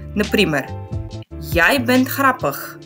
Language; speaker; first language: Dutch; non-native, fluent; Bulgarian